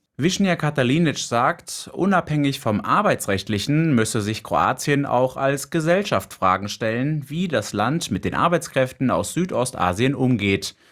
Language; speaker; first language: German; native; German